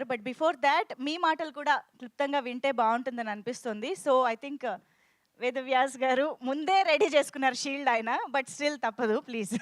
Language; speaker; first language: Telugu; native; Telugu